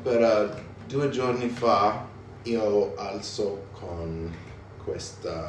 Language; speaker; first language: Italian; non-native, learner; English